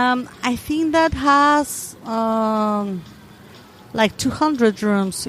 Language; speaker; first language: English; non-native, learner; Spanish